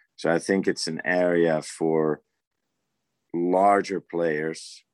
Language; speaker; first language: English; non-native, fluent; Dutch